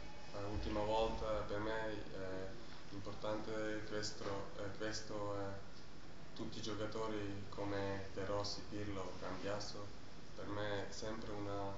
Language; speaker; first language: Italian; non-native, learner; German